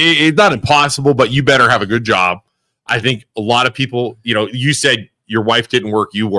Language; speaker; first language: English; native; English